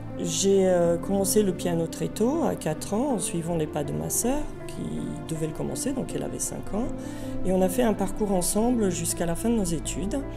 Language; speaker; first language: French; non-native, fluent; Serbian